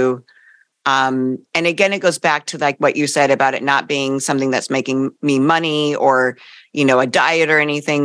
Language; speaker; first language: English; native; English